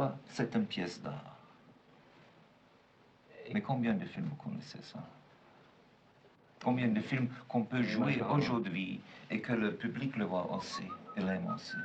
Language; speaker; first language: French; non-native, fluent; German